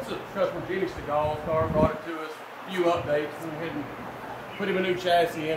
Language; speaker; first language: English; native; English